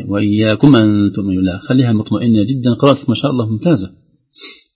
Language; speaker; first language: Arabic; native; Arabic